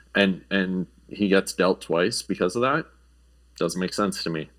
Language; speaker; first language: English; native; English